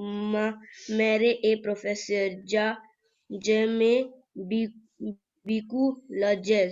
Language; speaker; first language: French; non-native, learner; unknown